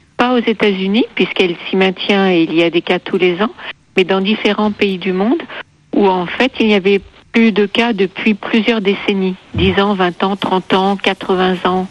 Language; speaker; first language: French; native; French